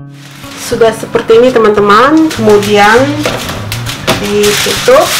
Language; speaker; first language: Indonesian; native; Indonesian